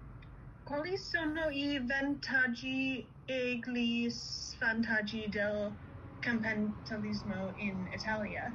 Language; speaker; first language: Italian; non-native, learner; English